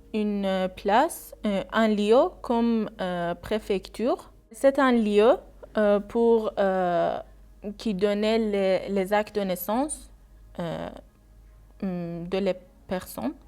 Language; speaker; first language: French; non-native, learner; Persian